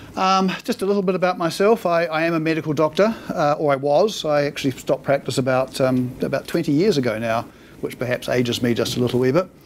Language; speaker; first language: English; native; English